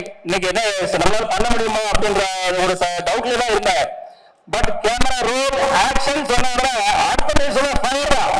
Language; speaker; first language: Tamil; native; Tamil